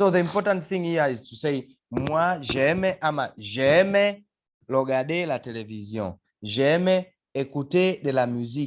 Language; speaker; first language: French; non-native, fluent; Swahili